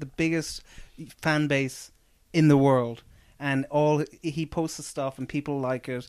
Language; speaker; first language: English; native; English